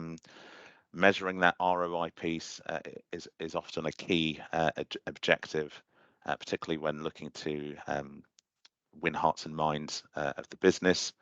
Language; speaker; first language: English; native; English